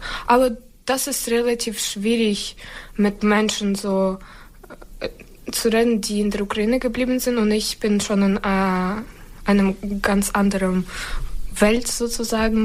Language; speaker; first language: German; non-native, fluent; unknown